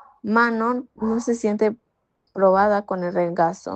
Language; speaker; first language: Spanish; native; Spanish